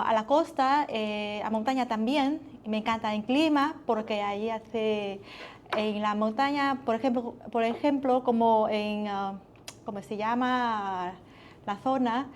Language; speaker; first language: Spanish; non-native, learner; Vietnamese